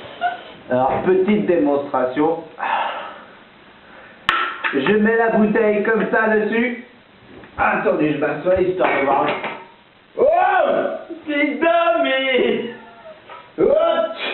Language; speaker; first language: French; native; French